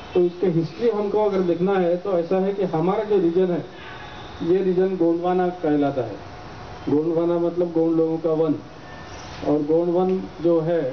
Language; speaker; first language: Hindi; non-native, local second language; Marathi